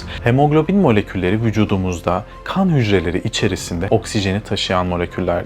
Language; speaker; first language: Turkish; native; Turkish